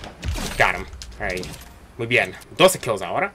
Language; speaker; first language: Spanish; early bilingual, heritage; Spanish